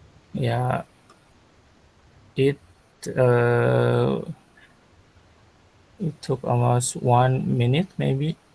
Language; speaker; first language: English; non-native, learner; Sundanese